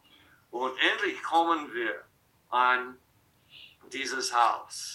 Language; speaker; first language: German; non-native, fluent; English